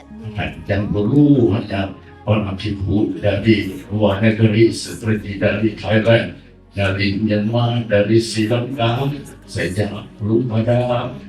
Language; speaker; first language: Indonesian; non-native, learner; Thai